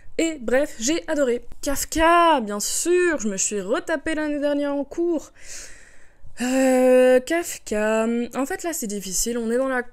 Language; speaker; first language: French; native; French